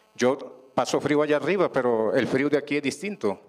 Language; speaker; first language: Spanish; non-native, local second language; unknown